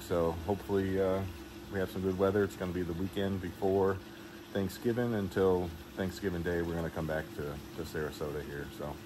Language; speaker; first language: English; native; English